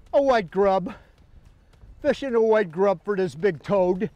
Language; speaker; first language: English; native; English